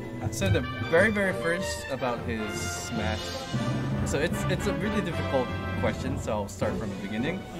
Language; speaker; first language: English; non-native, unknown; Japanese